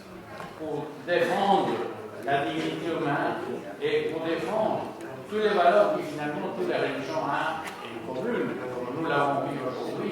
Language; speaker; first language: French; non-native, learner; Spanish